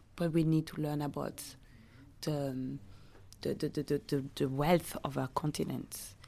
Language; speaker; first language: English; non-native, fluent; French